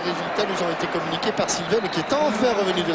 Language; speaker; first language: French; native; French